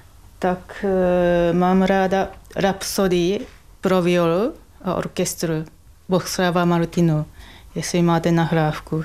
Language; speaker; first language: Czech; non-native, fluent; Japanese